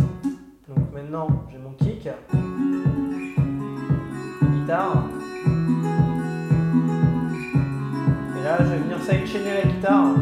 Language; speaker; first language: French; native; French